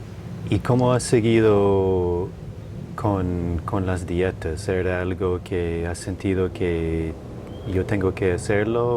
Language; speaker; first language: Spanish; non-native, fluent; English